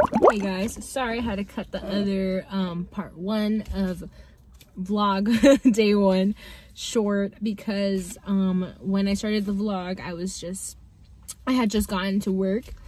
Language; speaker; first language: English; early bilingual, other home language; Spanish